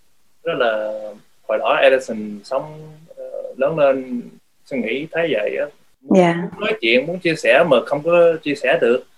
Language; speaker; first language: Vietnamese; early bilingual, heritage; Vietnamese